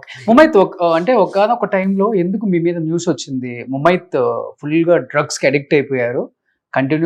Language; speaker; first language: Telugu; native; Telugu